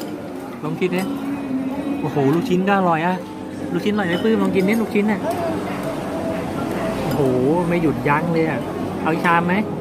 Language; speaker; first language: Thai; native; Thai